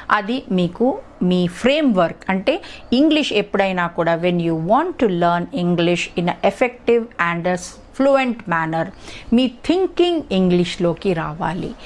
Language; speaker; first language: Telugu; early bilingual, heritage; Telugu